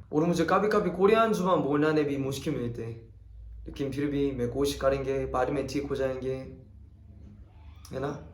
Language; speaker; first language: Hindi; non-native, learner; Korean